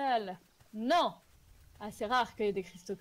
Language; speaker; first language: French; native; French